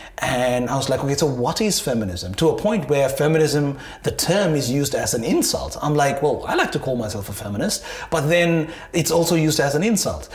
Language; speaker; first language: English; non-native, local second language; Sinhala